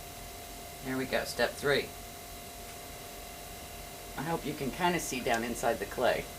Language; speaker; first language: English; native; English